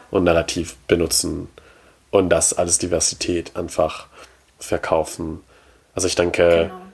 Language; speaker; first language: German; non-native, fluent; French